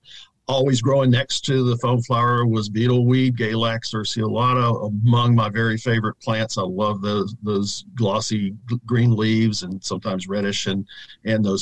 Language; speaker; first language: English; native; English